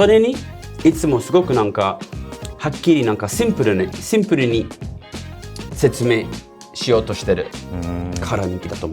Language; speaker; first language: Japanese; non-native, learner; English